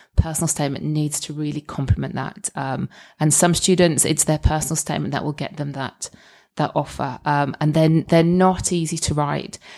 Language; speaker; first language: English; native; English